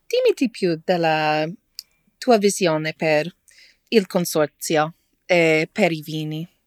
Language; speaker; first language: Italian; non-native, learner; English